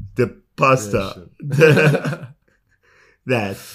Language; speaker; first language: English; non-native, fluent; Persian